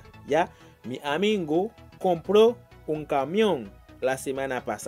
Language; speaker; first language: Spanish; non-native, fluent; Haitian Creole